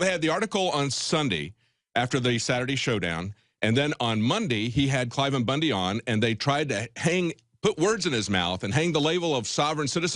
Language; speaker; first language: English; native; English